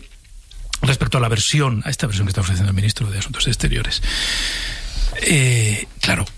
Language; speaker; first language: Spanish; native; Spanish